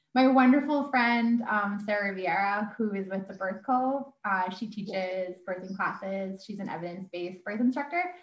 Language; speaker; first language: English; native; English